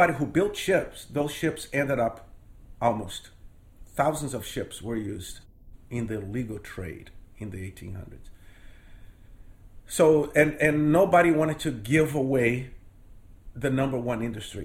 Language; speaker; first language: English; non-native, fluent; Portuguese